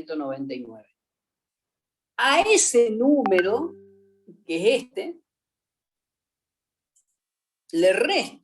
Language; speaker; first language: Spanish; native; Spanish